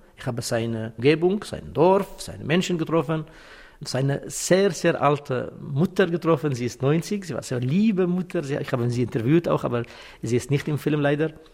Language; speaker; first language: German; non-native, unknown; Kurdish